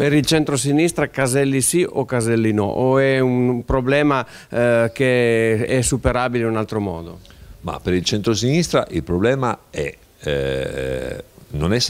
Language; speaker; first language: Italian; native; Italian